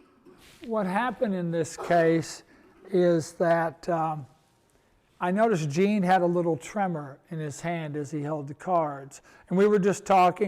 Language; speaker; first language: English; native; English